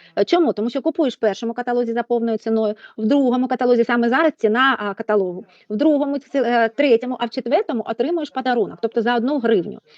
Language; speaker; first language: Ukrainian; non-native, local second language; Russian